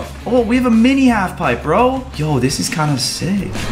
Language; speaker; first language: English; native; English